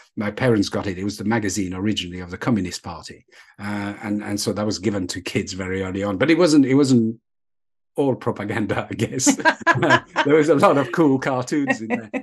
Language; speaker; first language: English; non-native, fluent; French